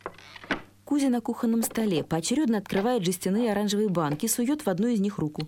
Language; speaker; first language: Russian; native; Russian